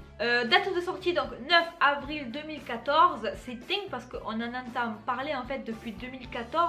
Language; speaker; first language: French; native; French